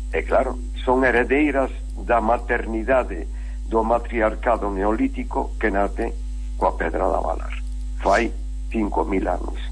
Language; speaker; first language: Galician; native; Galician